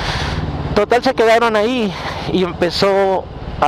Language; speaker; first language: Spanish; native; Spanish